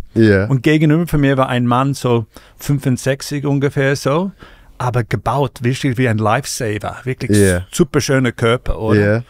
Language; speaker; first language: German; non-native, fluent; English